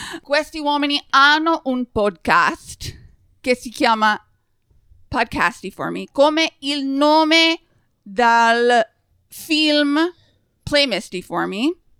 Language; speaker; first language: Italian; non-native, learner; English